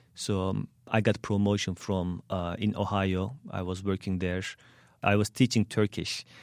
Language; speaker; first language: English; non-native, fluent; Turkish